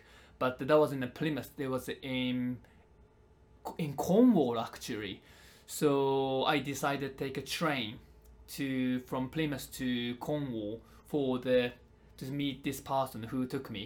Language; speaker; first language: English; non-native, fluent; Japanese